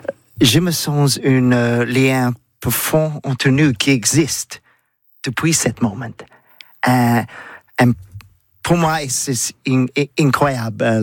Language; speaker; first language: French; non-native, learner; English